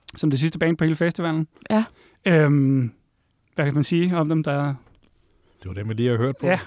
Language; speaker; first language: Danish; native; Danish